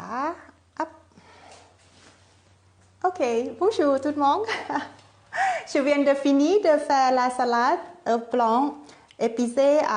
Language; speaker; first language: French; non-native, fluent; Thai